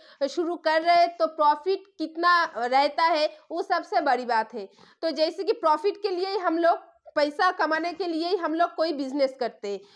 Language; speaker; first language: Hindi; non-native, local second language; Bangla